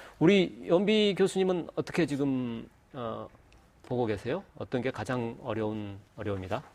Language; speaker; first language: Korean; native; Korean